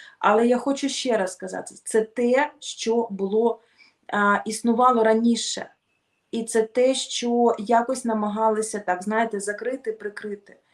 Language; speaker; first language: Ukrainian; non-native, local second language; Russian